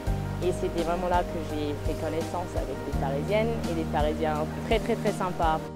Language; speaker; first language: French; non-native, fluent; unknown